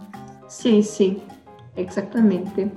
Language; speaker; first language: Spanish; non-native, learner; Portuguese